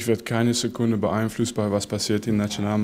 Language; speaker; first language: German; non-native, fluent; Dutch